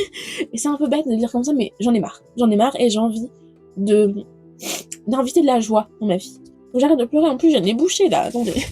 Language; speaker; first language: French; native; French